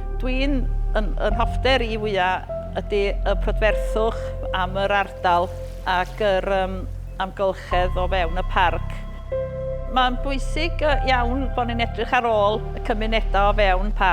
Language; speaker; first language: Welsh; native; Welsh